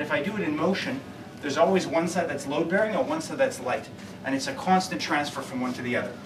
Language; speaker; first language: English; native; English